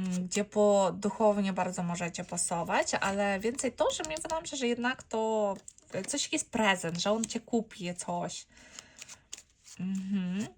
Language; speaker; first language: Polish; non-native, fluent; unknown